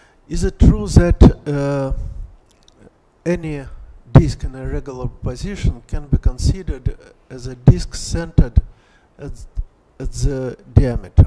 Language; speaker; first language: English; non-native, fluent; Russian